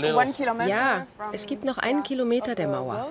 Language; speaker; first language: German; non-native, learner; Italian